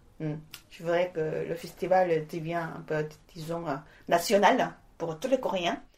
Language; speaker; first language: French; non-native, fluent; Korean